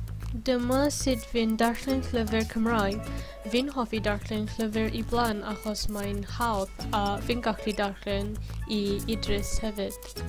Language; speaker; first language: Welsh; non-native, learner; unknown